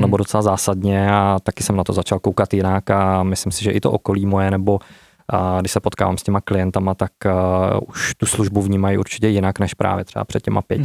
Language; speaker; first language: Czech; native; Czech